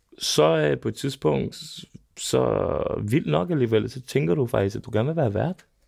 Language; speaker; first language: Danish; early bilingual, other home language; Serbian